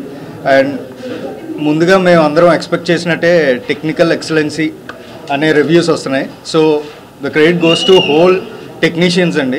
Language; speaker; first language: Telugu; native; Telugu